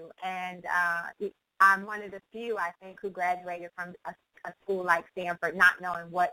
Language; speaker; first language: English; native; English